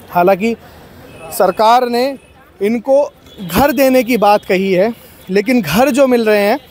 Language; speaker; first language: Hindi; native; Hindi